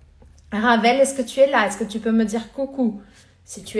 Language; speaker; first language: French; non-native, fluent; Portuguese